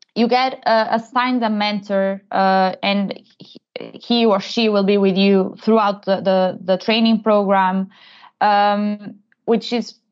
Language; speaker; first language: English; non-native, fluent; Portuguese